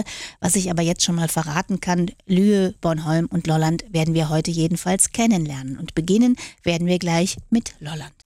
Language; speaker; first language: German; native; German